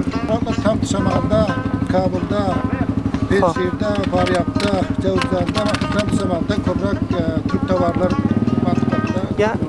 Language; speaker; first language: Turkish; non-native, learner; Uzbek